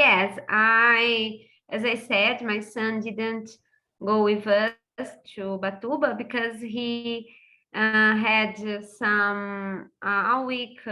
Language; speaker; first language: English; non-native, fluent; Portuguese